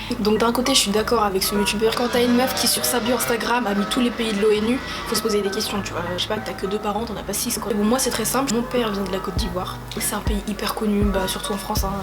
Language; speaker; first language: French; native; French